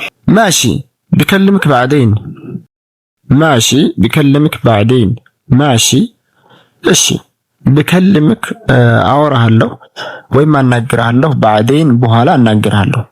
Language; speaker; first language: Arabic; non-native, fluent; Amharic